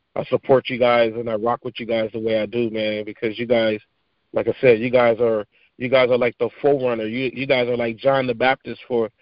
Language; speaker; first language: English; native; English